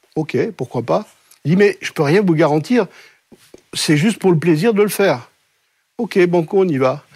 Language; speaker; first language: French; native; French